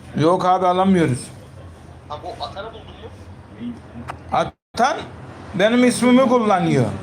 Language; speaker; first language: Turkish; native; Turkish